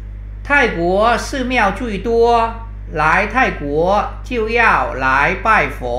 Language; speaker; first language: Chinese; non-native, fluent; Thai